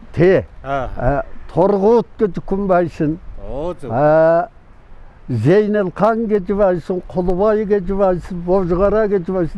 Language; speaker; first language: Mongolian; non-native, local second language; Kazakh